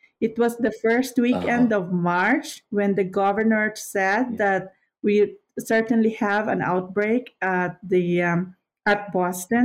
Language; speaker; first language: English; non-native, local second language; Filipino